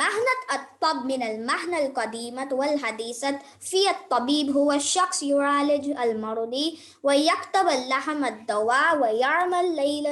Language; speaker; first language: Arabic; non-native, learner; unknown